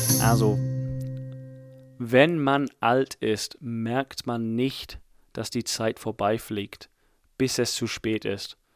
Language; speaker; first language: German; non-native, fluent; English